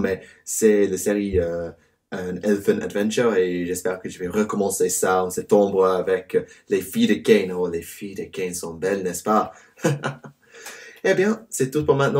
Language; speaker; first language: French; non-native, learner; English